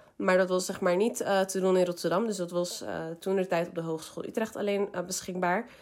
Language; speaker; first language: Dutch; early bilingual, other home language; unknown